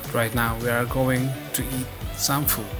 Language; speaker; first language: English; non-native, local second language; Filipino